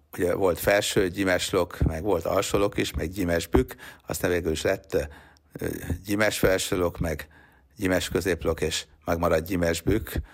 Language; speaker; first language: Hungarian; native; Hungarian